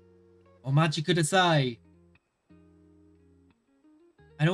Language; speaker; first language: Japanese; non-native, learner; English